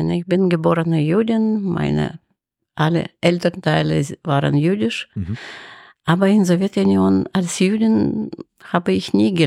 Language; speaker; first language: German; non-native, fluent; Russian